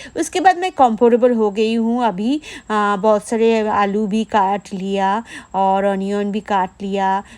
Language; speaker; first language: Hindi; non-native, local second language; Bangla